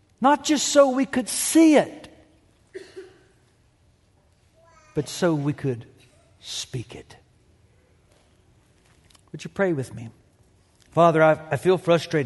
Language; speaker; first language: English; native; English